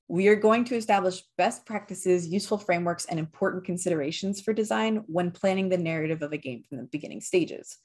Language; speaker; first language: English; native; English